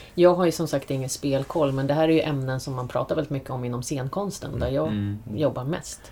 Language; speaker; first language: Swedish; early bilingual, other home language; English